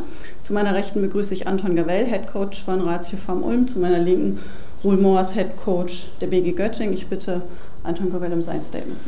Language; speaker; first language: German; native; German